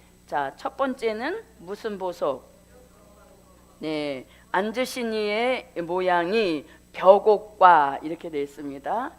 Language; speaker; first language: Korean; native; Korean